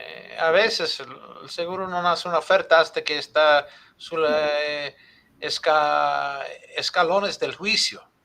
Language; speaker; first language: Spanish; non-native, fluent; Italian